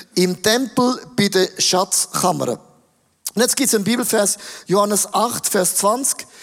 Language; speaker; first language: German; native; German